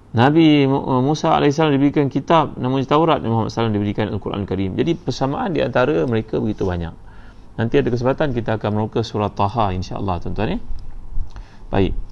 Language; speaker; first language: Malay; native; Malay